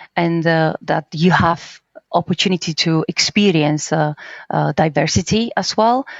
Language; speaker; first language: English; non-native, fluent; Slovak